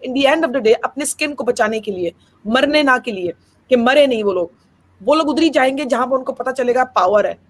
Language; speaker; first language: Hindi; early bilingual, heritage; Hindi